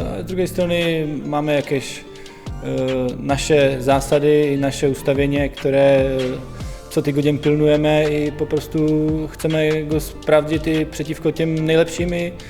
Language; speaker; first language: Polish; non-native, learner; Czech